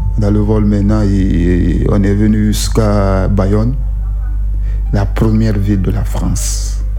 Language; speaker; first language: French; non-native, local second language; Susu